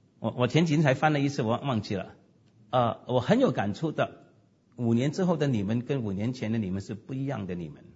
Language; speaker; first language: Chinese; non-native, local second language; Cantonese